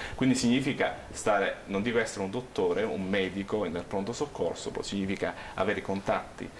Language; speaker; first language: Italian; native; Italian